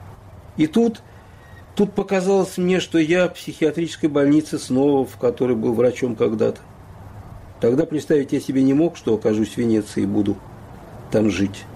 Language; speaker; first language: Russian; native; Russian